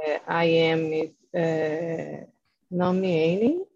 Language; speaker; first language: English; non-native, learner; Portuguese